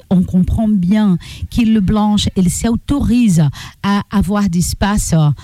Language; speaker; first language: French; non-native, learner; Portuguese